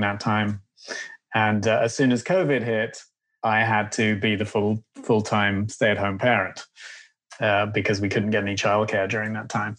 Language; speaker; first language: English; native; English